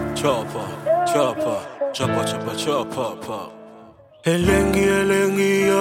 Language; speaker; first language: French; native; French